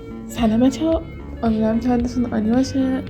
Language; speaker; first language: Persian; native; Persian